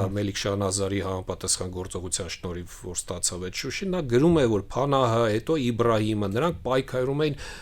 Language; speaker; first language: Armenian; native; Armenian